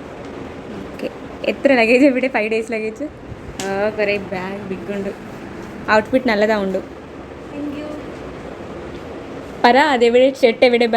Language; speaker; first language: Malayalam; non-native, learner; Telugu